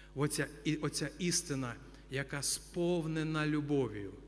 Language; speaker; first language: Ukrainian; non-native, local second language; Russian